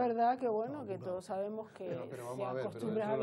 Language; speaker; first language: Spanish; native; Spanish